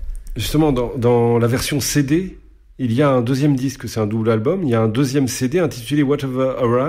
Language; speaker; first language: French; native; French